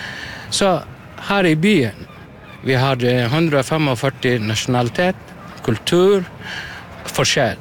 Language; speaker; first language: Norwegian; non-native, learner; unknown